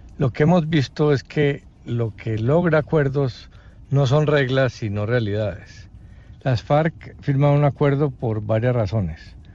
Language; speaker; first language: Spanish; native; Spanish